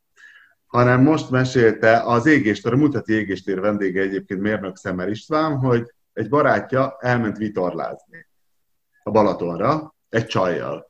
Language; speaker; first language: Hungarian; native; Hungarian